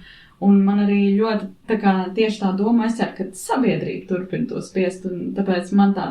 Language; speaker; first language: Latvian; native; Latvian